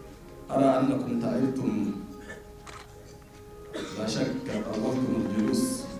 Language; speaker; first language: Arabic; non-native, fluent; Amharic